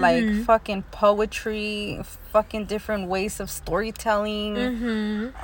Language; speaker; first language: English; early bilingual, other home language; Spanish